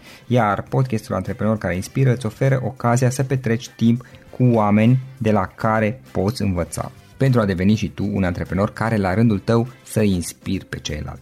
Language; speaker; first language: Romanian; native; Romanian